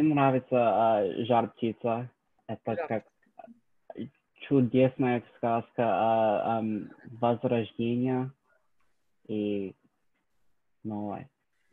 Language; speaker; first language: Russian; non-native, learner; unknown